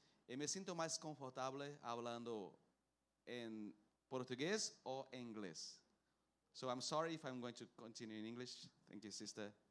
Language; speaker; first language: Spanish; non-native, learner; Portuguese